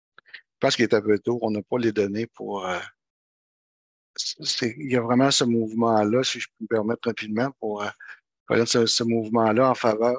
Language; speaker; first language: French; native; French